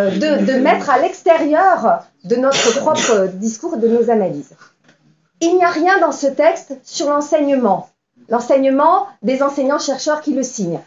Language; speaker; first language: French; native; French